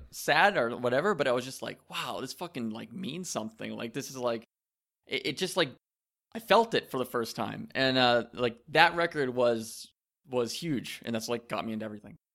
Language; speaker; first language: English; native; English